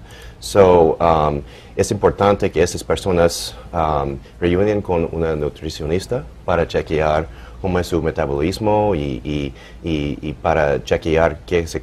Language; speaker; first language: Spanish; early bilingual, heritage; English